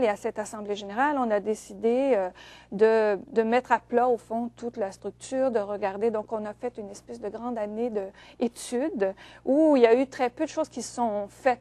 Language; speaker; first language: French; native; French